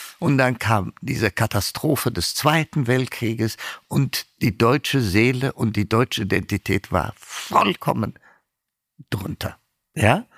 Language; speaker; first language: German; non-native, fluent; Amharic